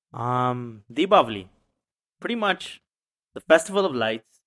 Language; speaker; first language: English; early bilingual, other home language; Tamil